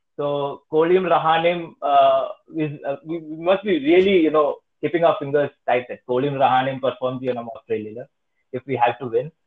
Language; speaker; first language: English; non-native, local second language; Malayalam